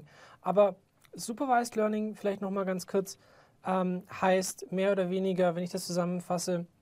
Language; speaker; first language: German; native; German